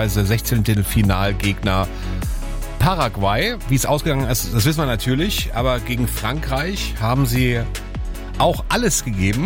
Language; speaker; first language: German; native; German